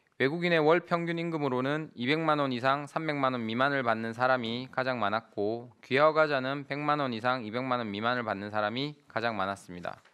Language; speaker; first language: Korean; native; Korean